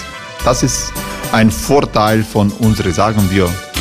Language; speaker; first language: German; non-native, learner; Croatian